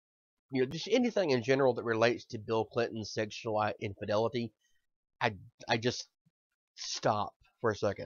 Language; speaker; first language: English; native; English